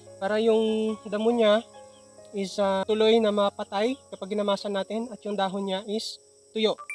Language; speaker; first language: Filipino; non-native, local second language; Cebuano